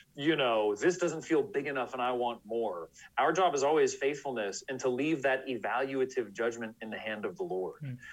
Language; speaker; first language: English; native; English